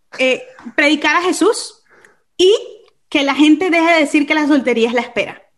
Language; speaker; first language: Spanish; native; Spanish